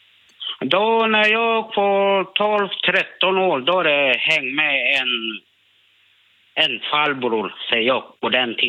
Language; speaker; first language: Swedish; non-native, learner; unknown